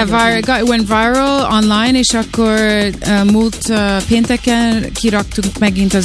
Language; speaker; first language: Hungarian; early bilingual, heritage; Hungarian